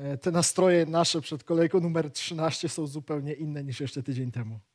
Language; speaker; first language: Polish; native; Polish